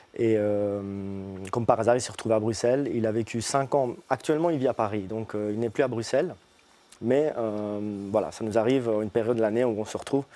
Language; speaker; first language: French; early bilingual, other home language; Italian